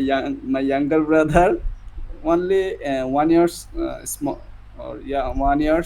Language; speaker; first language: English; non-native, learner; Bangla